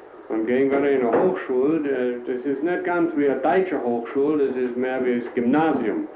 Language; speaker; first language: German; early bilingual, heritage; German